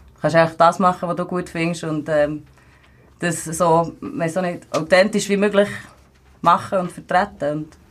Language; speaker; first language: German; native; German